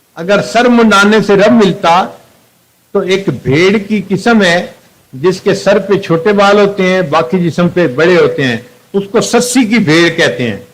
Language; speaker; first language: Urdu; non-native, local second language; Punjabi